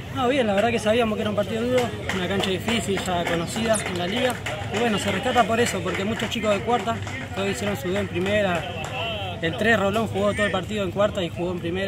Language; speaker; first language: Spanish; native; Spanish